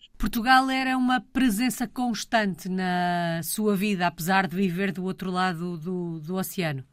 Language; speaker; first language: Portuguese; native; Portuguese